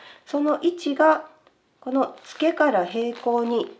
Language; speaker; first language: Japanese; native; Japanese